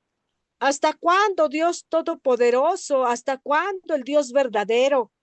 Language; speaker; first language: Spanish; native; Spanish